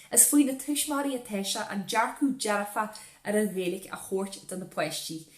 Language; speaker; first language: Irish; native; Irish